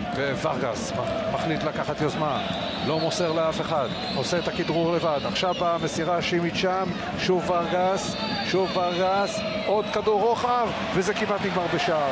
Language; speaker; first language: Hebrew; native; Hebrew